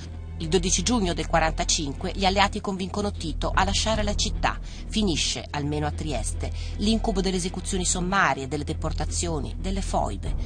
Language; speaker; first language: Italian; native; Italian